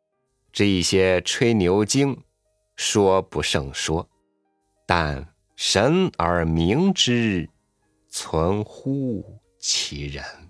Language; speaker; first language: Chinese; native; Chinese